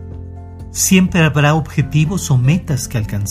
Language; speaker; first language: Spanish; native; Spanish